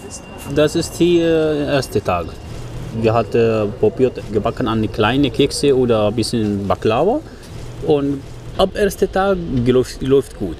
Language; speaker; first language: German; non-native, learner; Arabic